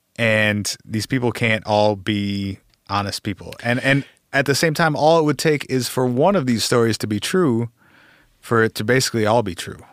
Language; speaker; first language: English; native; English